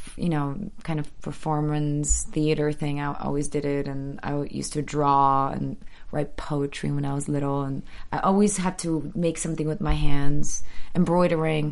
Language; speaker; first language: English; early bilingual, other home language; Polish